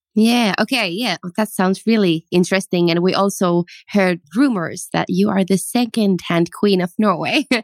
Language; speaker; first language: English; non-native, fluent; Finnish